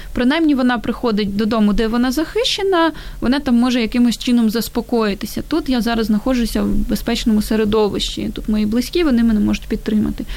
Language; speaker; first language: Ukrainian; native; Ukrainian